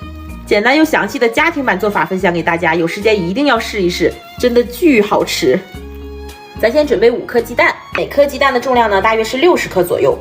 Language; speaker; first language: Chinese; native; Chinese